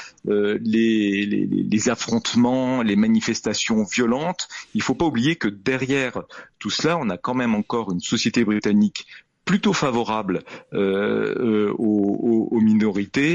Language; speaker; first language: French; native; French